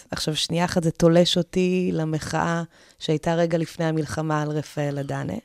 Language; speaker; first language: Hebrew; early bilingual, other home language; Amharic